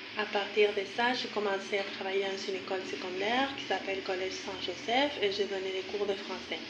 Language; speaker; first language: French; non-native, fluent; Spanish